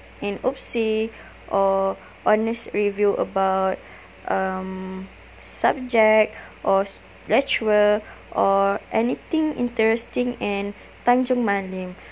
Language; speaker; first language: English; non-native, learner; Malay